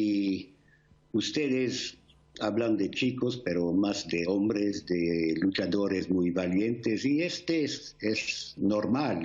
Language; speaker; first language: Spanish; non-native, fluent; English